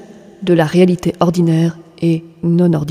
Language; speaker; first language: French; native; French